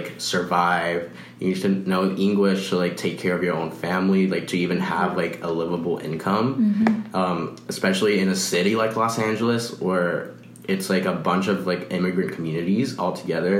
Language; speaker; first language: English; early bilingual, other home language; Spanish